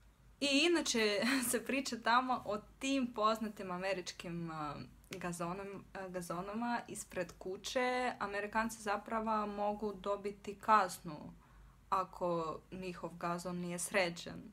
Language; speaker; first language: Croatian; non-native, fluent; Russian